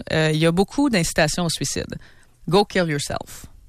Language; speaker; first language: French; native; French